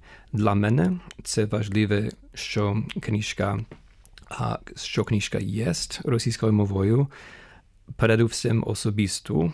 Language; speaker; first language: Ukrainian; non-native, fluent; English